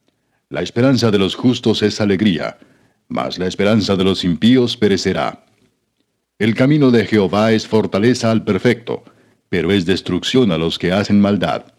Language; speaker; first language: Spanish; native; Spanish